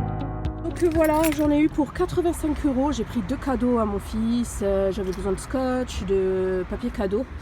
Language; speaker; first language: French; native; French